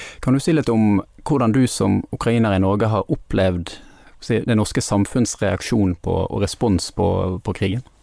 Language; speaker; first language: Norwegian; native; Norwegian